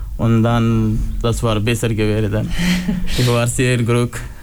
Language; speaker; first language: German; non-native, learner; Pashto